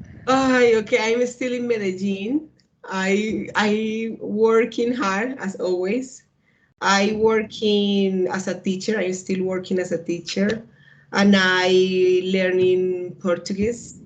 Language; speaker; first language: English; non-native, learner; Spanish